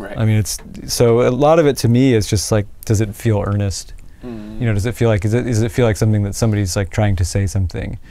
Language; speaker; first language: English; native; English